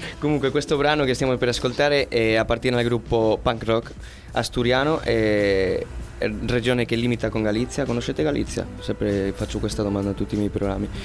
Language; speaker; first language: Italian; non-native, fluent; Spanish